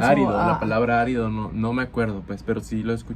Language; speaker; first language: Spanish; native; Spanish